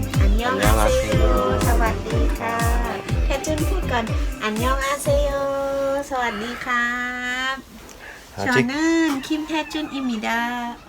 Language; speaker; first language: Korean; non-native, learner; Thai